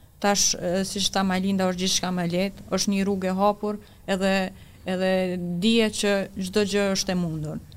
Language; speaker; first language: Albanian; native; Albanian